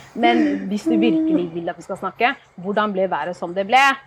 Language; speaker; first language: Norwegian; early bilingual, heritage; Norwegian